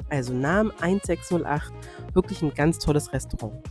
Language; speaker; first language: German; native; German